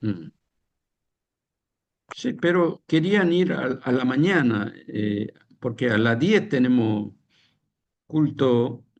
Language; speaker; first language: Spanish; non-native, fluent; Korean